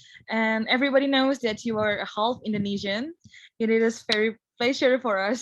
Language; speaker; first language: English; non-native, fluent; Indonesian